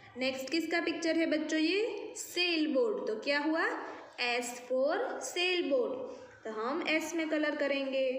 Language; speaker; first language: Hindi; non-native, local second language; Gujarati